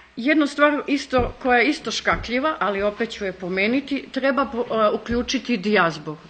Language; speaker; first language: Bosnian; early bilingual, heritage; Bosnian